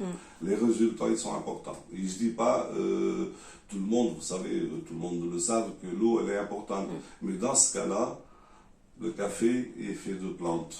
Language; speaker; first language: French; non-native, learner; Portuguese